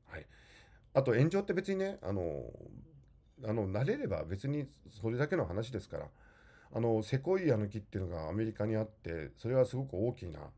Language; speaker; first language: Japanese; native; Japanese